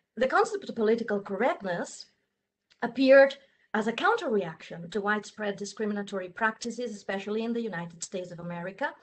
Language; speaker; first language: English; non-native, fluent; Catalan